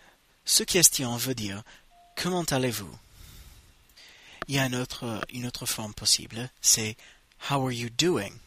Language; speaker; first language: French; non-native, fluent; English